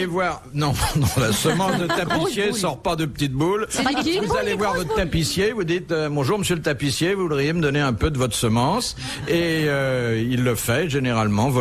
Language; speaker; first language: French; native; French